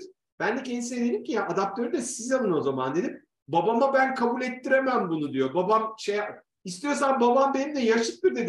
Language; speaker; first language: Turkish; native; Turkish